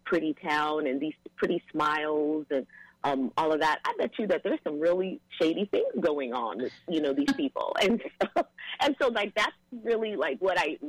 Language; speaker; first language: English; native; English